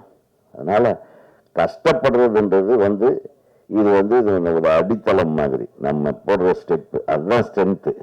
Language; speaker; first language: Tamil; native; Tamil